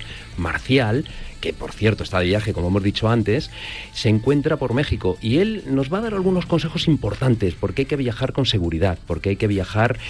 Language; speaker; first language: Spanish; native; Spanish